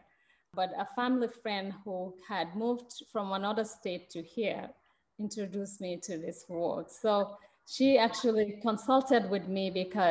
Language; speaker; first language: English; non-native, local second language; Mandingo